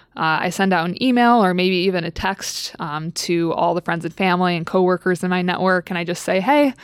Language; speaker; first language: English; native; English